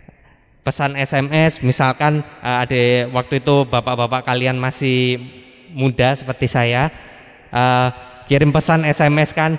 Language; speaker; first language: Indonesian; native; Indonesian